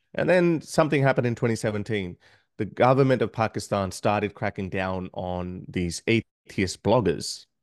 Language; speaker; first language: English; non-native, local second language; Urdu